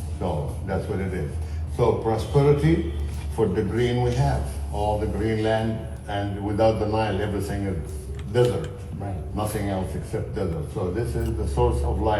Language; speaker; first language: English; non-native, fluent; Arabic